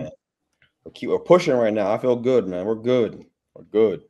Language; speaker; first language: English; native; English